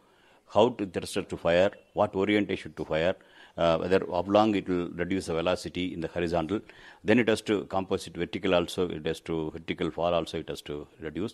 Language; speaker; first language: English; non-native, local second language; Tamil